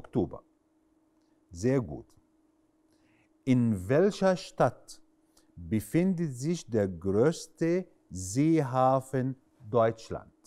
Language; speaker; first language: German; non-native, fluent; Arabic